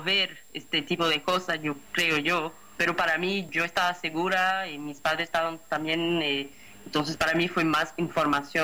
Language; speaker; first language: Spanish; non-native, fluent; Portuguese